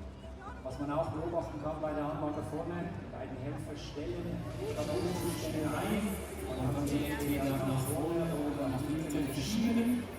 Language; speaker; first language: German; native; German